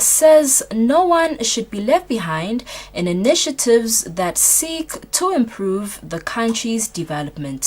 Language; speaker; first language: English; non-native, local second language; Swati